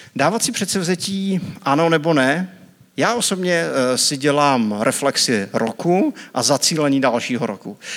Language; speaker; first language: Czech; native; Czech